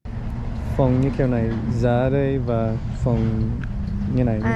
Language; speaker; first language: Vietnamese; non-native, fluent; English